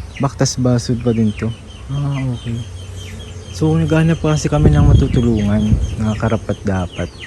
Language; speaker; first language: Filipino; native; Filipino